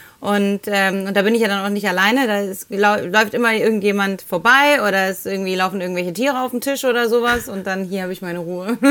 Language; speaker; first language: German; early bilingual, other home language; Spanish